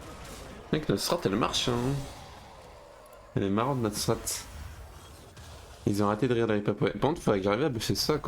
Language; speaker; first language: French; native; French